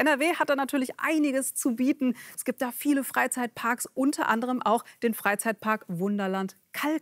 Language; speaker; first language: German; native; German